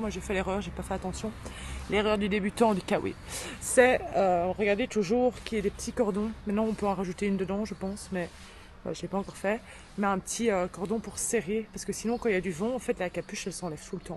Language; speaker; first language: French; native; French